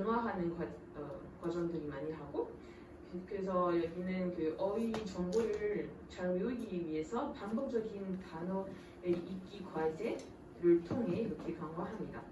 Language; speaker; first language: Korean; non-native, fluent; French